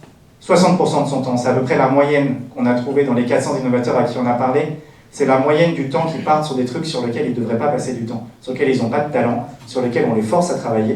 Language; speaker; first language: French; native; French